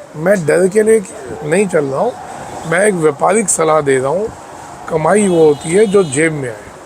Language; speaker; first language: Hindi; native; Hindi